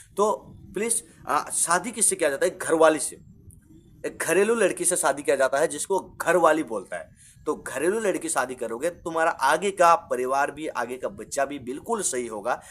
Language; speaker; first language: Hindi; non-native, local second language; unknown